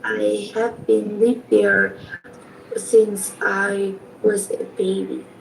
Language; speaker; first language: English; non-native, learner; Vietnamese